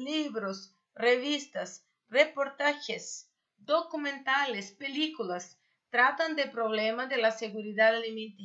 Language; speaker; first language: Spanish; non-native, fluent; Portuguese